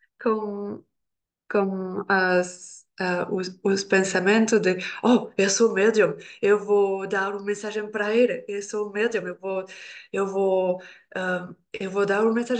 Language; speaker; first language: Portuguese; non-native, learner; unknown